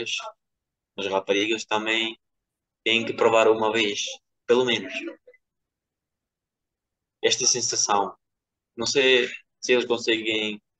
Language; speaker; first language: Portuguese; non-native, fluent; Georgian